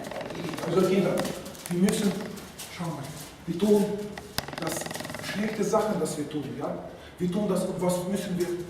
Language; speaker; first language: German; non-native, fluent; Russian